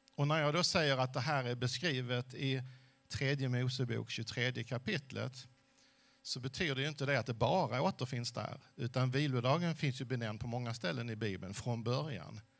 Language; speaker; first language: Swedish; early bilingual, other home language; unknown